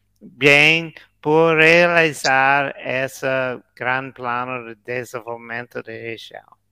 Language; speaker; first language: Portuguese; non-native, learner; English